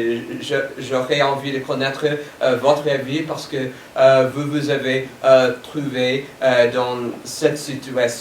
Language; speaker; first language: French; non-native, fluent; English